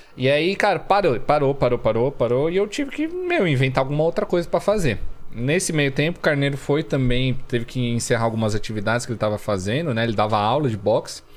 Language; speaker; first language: Portuguese; early bilingual, other home language; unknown